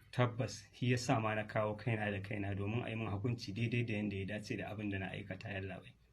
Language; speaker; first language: Hausa; native; Hausa